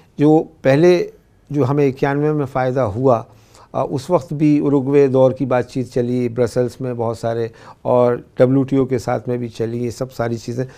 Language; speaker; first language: Hindi; native; Hindi